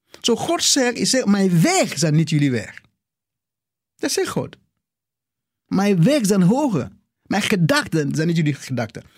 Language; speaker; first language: Dutch; non-native, fluent; English